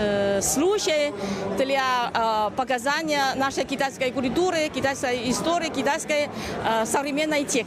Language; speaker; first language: Russian; non-native, fluent; Chinese